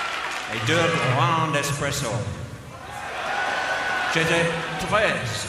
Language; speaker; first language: French; non-native, learner; English